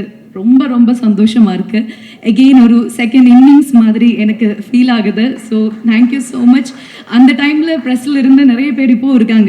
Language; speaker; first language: Tamil; non-native, fluent; Malayalam